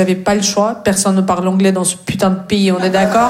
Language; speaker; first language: French; non-native, fluent; Russian